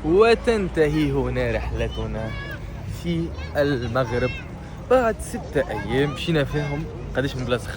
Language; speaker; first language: Arabic; native; Arabic